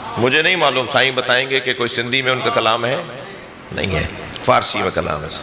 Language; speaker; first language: Urdu; native; Urdu